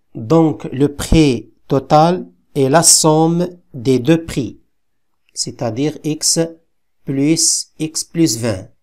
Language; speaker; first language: French; non-native, local second language; Arabic